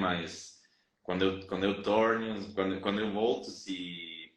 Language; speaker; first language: Portuguese; non-native, fluent; Spanish